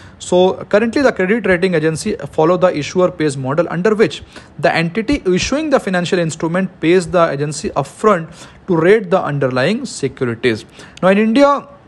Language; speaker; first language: English; non-native, local second language; Hindi